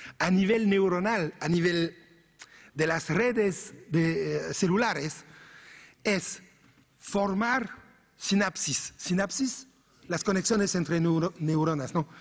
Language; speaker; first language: Spanish; non-native, fluent; French